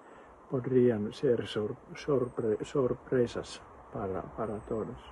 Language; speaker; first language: Spanish; non-native, fluent; Finnish